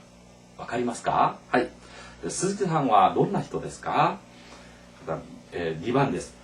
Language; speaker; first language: Japanese; non-native, fluent; Korean